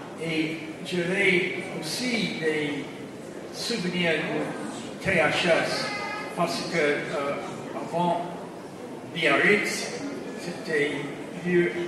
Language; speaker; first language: French; non-native, fluent; English